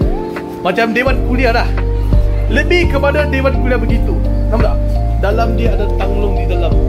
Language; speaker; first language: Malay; non-native, local second language; Chinese